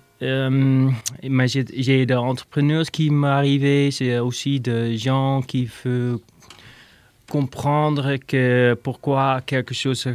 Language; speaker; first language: French; non-native, learner; Dutch